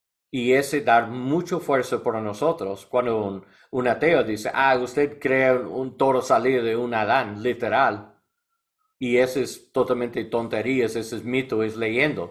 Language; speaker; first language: Spanish; non-native, learner; English